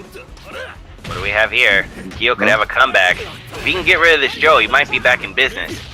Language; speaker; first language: English; native; English